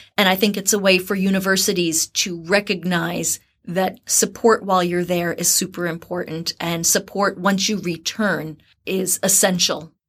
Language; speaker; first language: English; native; English